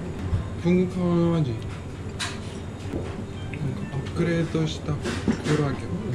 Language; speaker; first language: Japanese; non-native, fluent; Latvian